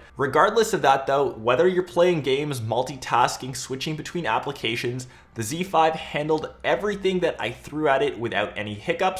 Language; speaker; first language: English; native; English